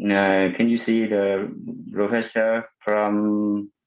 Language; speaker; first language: English; non-native, fluent; Vietnamese